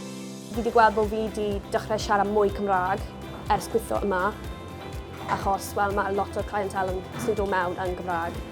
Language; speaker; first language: Welsh; non-native, local second language; English